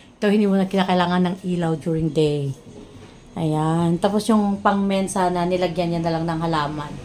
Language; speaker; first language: Filipino; non-native, local second language; Iloko